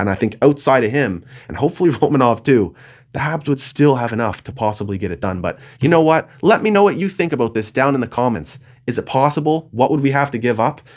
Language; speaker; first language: English; native; English